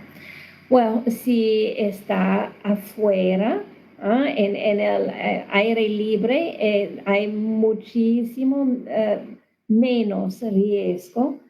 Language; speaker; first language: Spanish; non-native, learner; English